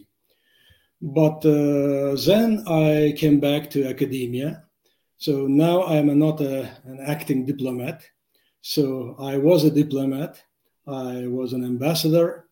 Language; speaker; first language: English; non-native, fluent; Uzbek